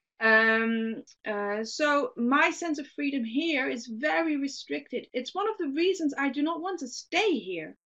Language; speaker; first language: English; non-native, fluent; Dutch